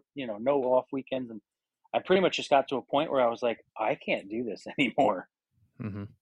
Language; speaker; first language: English; native; English